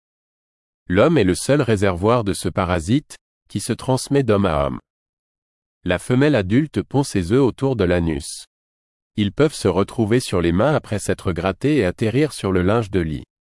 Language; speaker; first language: French; native; French